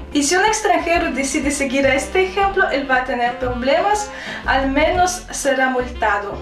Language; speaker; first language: Spanish; non-native, fluent; Russian